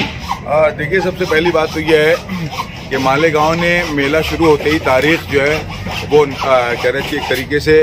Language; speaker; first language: Hindi; native; Hindi